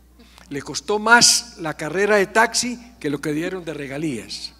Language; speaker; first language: Spanish; native; Spanish